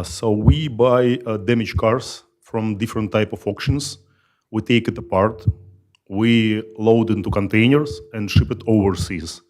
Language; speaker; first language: English; non-native, fluent; Russian